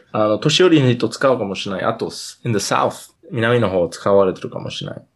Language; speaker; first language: Japanese; non-native, fluent; English